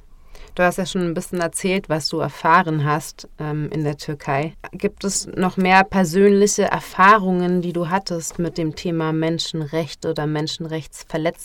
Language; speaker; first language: German; native; German